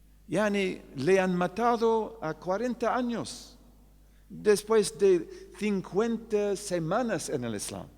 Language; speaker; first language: Spanish; non-native, fluent; English